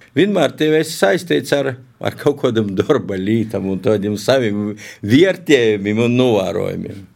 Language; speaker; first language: Latvian; native; Latvian